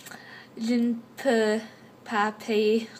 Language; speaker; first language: French; non-native, learner; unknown